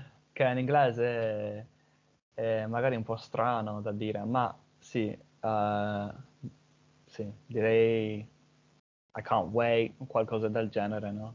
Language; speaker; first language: Italian; non-native, fluent; English